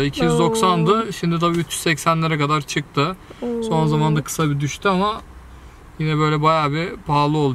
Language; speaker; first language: Turkish; native; Turkish